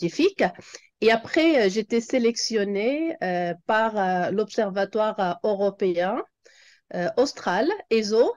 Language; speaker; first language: French; non-native, local second language; Arabic